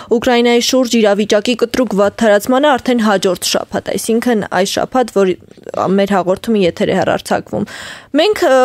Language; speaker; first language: Armenian; native; Armenian